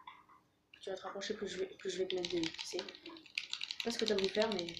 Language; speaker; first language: French; native; French